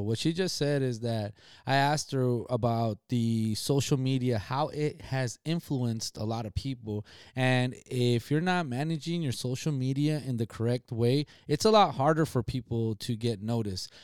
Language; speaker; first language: English; early bilingual, other home language; Spanish